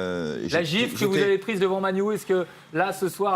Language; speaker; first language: French; native; French